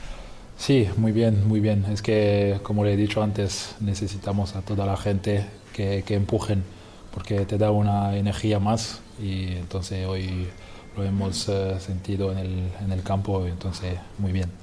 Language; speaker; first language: Spanish; non-native, fluent; French